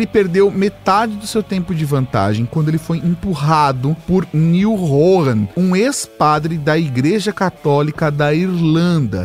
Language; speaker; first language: Portuguese; native; Portuguese